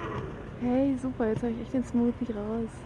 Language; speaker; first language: German; native; German